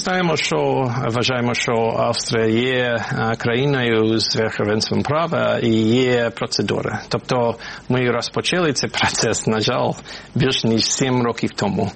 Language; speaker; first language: Ukrainian; non-native, fluent; English